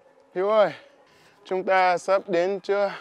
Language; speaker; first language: Vietnamese; non-native, fluent; English